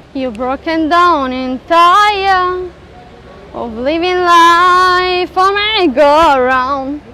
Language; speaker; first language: Turkish; non-native, fluent; Hebrew